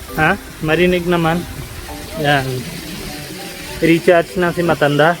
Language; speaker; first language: Filipino; non-native, learner; Punjabi